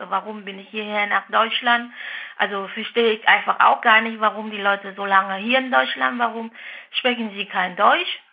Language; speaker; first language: German; non-native, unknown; Vietnamese